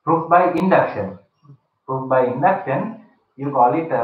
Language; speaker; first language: English; non-native, local second language; Sinhala